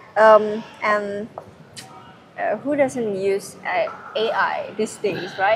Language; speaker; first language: English; non-native, fluent; Indonesian